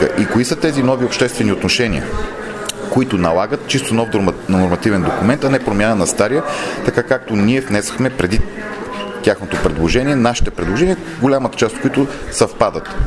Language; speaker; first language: Bulgarian; native; Bulgarian